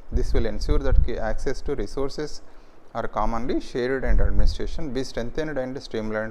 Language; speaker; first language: English; non-native, local second language; Telugu